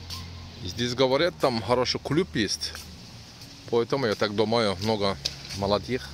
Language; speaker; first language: Russian; non-native, learner; Turkish